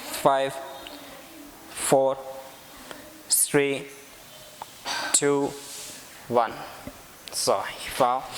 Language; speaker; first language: Vietnamese; non-native, learner; Hindi